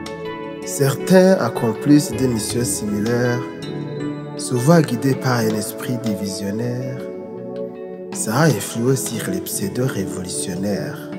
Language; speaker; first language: French; non-native, local second language; Rundi